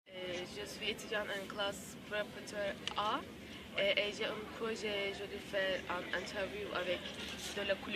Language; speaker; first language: French; non-native, learner; Turkish